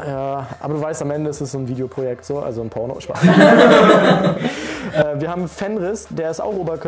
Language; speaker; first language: German; native; German